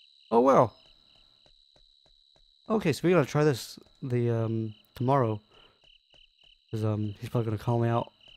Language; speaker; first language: English; native; English